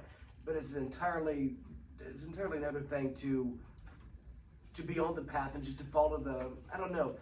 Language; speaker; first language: English; native; English